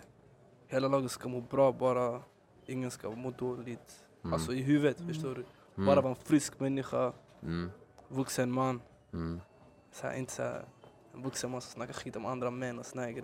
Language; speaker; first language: Swedish; early bilingual, other home language; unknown